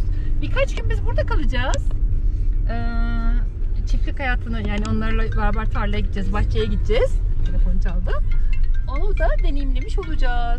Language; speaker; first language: Turkish; native; Turkish